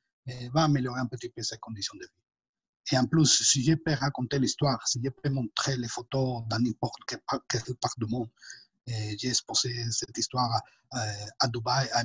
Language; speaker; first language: French; non-native, fluent; Spanish